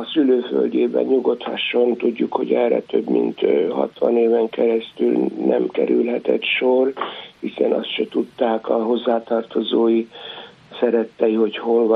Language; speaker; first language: Hungarian; native; Hungarian